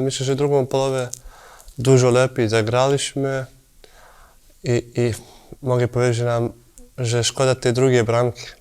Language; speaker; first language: Polish; non-native, fluent; Bosnian